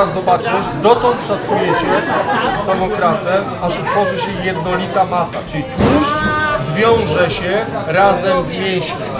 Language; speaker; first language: Polish; native; Polish